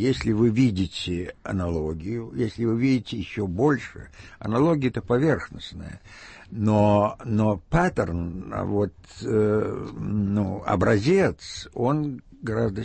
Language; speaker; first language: Russian; native; Russian